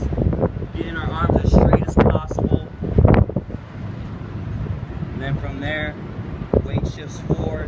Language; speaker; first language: English; native; English